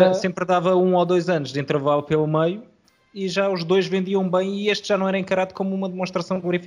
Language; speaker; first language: Portuguese; native; Portuguese